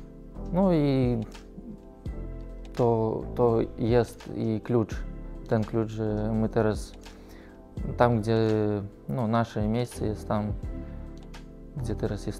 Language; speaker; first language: Polish; non-native, learner; Russian